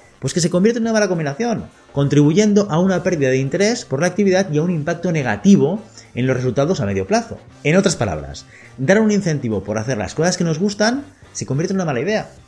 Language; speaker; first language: Spanish; native; Spanish